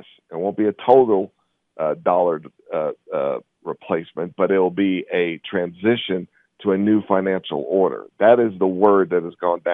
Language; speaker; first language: English; native; English